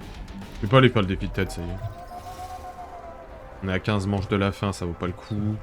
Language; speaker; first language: French; native; French